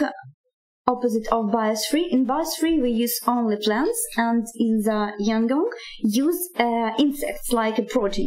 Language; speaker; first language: English; non-native, learner; Russian